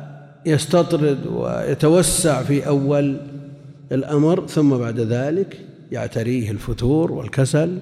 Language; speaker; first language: Arabic; native; Arabic